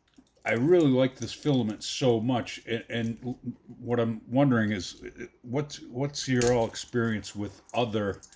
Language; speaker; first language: English; native; English